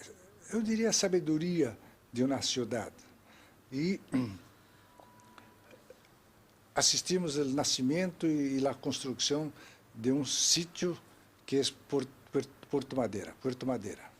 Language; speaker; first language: Portuguese; non-native, fluent; Spanish